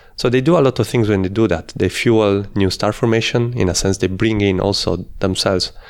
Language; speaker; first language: English; non-native, fluent; Italian